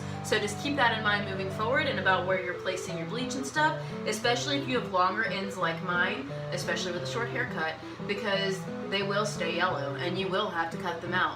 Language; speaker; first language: English; native; English